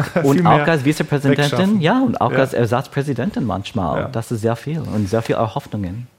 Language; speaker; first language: German; non-native, learner; Wu Chinese